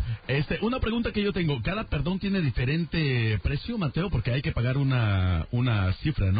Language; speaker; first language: Spanish; native; Spanish